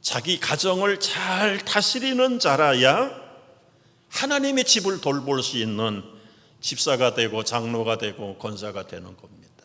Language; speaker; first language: Korean; native; Korean